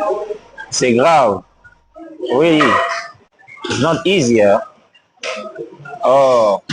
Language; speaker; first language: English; non-native, learner; Lingala